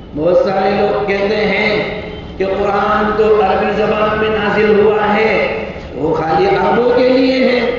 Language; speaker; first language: Urdu; native; Urdu